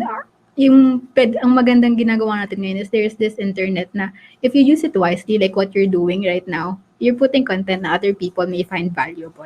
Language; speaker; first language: Filipino; native; Filipino